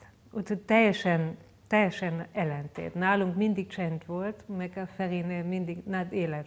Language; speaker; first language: Hungarian; non-native, fluent; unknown